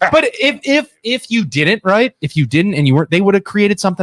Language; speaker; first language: English; native; English